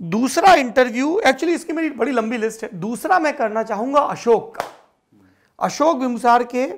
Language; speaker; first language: Hindi; native; Hindi